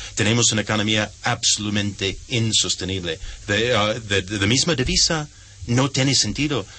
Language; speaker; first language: Spanish; non-native, fluent; English